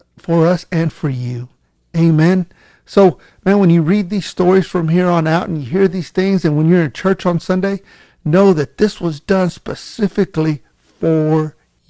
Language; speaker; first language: English; native; English